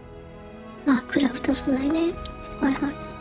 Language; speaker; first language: Japanese; native; Japanese